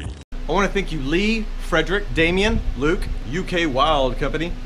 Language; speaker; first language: English; native; English